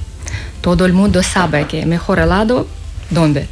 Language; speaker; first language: Spanish; non-native, learner; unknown